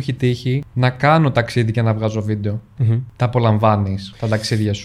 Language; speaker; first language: Greek; native; Greek